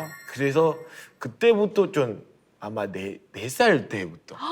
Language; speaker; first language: Korean; early bilingual, heritage; English